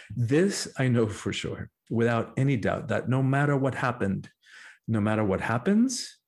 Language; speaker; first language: English; early bilingual, other home language; Spanish